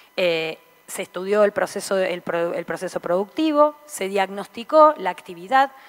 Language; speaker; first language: Spanish; native; Spanish